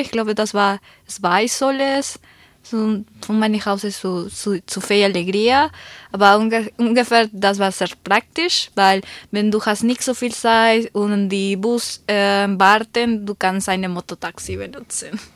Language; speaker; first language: German; non-native, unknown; Spanish